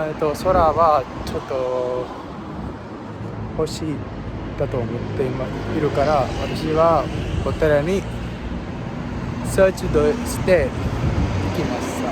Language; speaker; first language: Japanese; non-native, learner; Sinhala